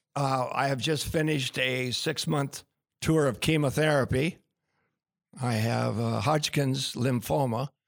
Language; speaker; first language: English; native; English